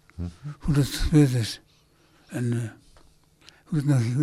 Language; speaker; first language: Dutch; early bilingual, other home language; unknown